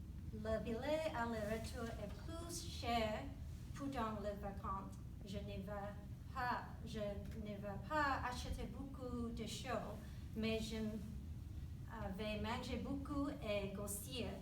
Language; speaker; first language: French; non-native, learner; English